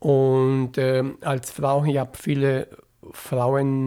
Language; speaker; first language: German; non-native, fluent; Italian